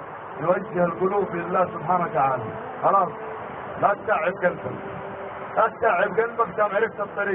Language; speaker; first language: Arabic; native; Arabic